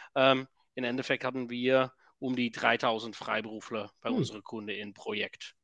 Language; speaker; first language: German; non-native, fluent; Dutch